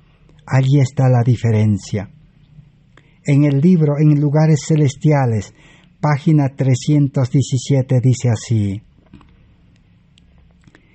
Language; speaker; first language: Spanish; native; Spanish